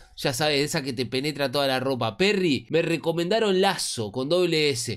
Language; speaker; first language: Spanish; native; Spanish